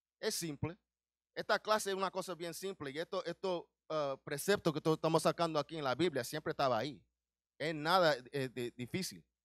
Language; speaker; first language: Spanish; early bilingual, heritage; Spanish